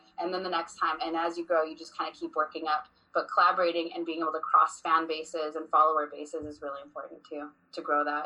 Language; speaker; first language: English; native; English